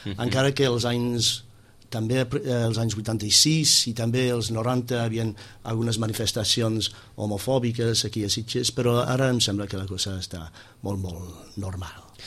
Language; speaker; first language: Catalan; non-native, fluent; English